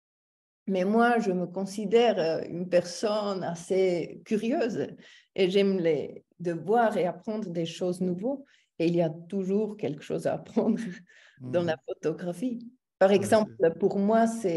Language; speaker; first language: French; non-native, local second language; German